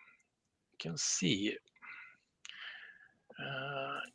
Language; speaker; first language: English; non-native, learner; Swedish